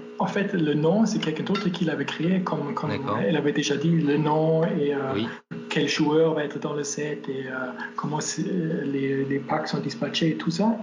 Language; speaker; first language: French; non-native, fluent; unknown